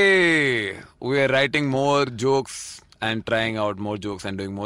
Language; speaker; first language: English; non-native, local second language; Odia